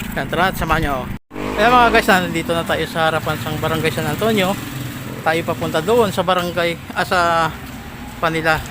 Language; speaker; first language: Filipino; non-native, local second language; Hiligaynon